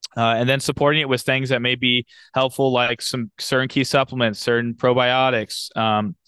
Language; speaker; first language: English; native; English